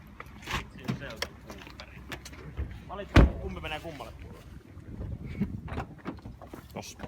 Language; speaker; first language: Finnish; native; Finnish